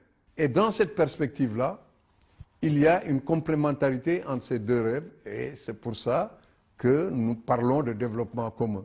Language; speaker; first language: French; non-native, local second language; Wolof